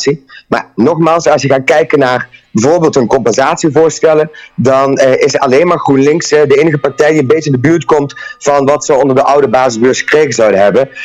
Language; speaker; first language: Dutch; native; Dutch